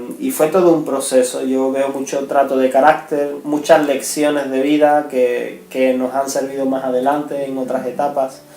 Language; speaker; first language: Spanish; native; Spanish